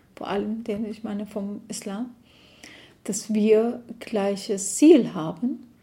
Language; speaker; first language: German; non-native, fluent; Arabic